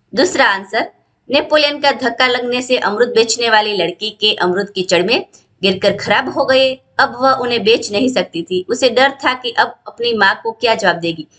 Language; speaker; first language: Hindi; non-native, local second language; Gujarati